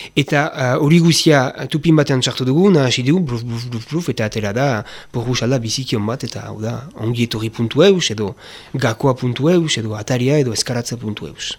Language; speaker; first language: Basque; native; Basque